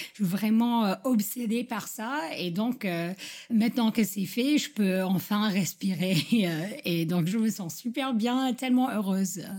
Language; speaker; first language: French; non-native, fluent; English